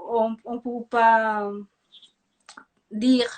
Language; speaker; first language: French; non-native, fluent; Spanish